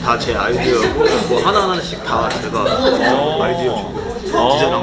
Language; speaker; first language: Korean; early bilingual, other home language; Arabic